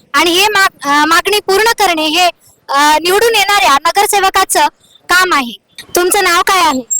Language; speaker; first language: Marathi; native; Marathi